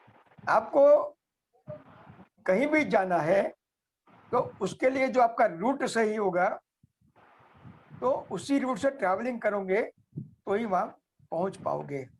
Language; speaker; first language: Hindi; non-native, local second language; Gujarati